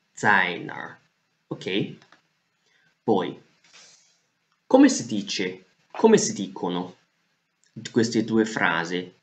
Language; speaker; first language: Italian; non-native, fluent; Chinese